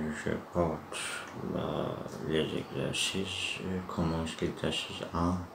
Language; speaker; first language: French; non-native, learner; Turkish